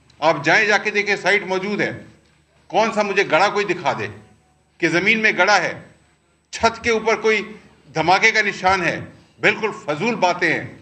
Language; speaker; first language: Urdu; non-native, local second language; Pashto